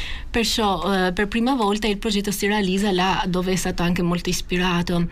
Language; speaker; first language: Italian; non-native, fluent; Albanian